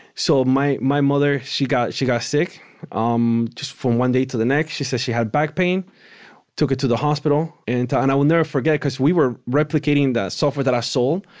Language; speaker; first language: English; early bilingual, other home language; Spanish